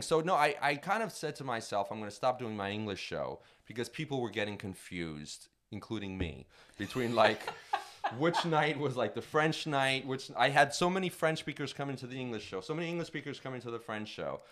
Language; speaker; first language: English; native; English